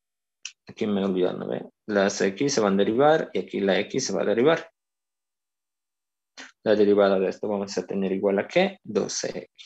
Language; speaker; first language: Spanish; native; Spanish